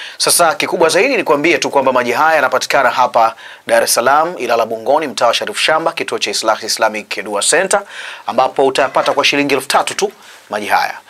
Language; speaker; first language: Swahili; native; Swahili